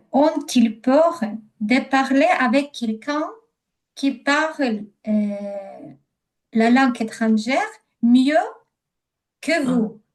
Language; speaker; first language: French; non-native, learner; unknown